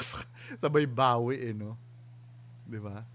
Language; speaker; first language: Filipino; native; Filipino